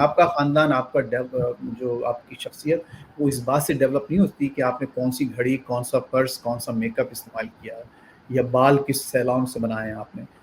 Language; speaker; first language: Urdu; native; Urdu